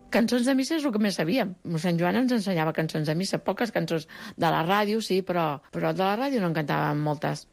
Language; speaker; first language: Catalan; early bilingual, other home language; Spanish